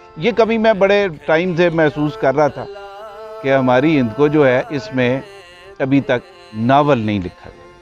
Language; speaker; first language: Urdu; non-native, local second language; Northern Hindko